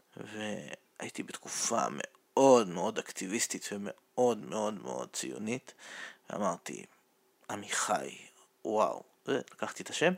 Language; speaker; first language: Hebrew; non-native, fluent; Russian